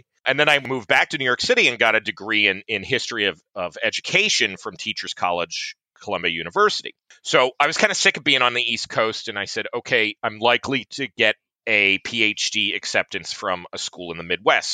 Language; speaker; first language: English; native; English